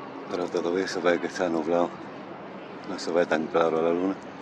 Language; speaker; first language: Spanish; early bilingual, heritage; Spanish